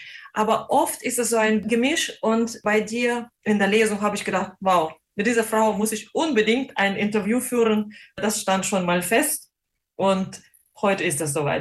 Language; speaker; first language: German; non-native, fluent; Russian